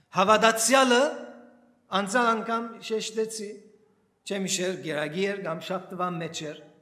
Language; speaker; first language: Armenian; early bilingual, heritage; Armenian